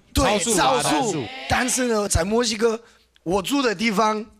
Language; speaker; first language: Chinese; non-native, fluent; Spanish